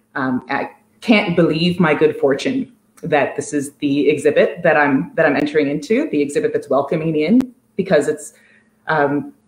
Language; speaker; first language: English; native; English